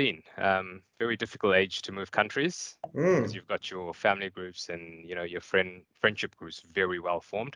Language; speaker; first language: English; native; English